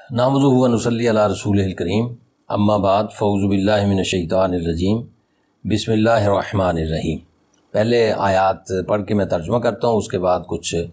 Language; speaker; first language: Urdu; native; Urdu